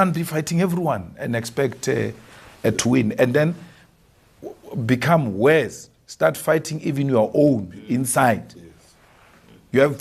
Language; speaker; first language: English; non-native, local second language; Northern Sotho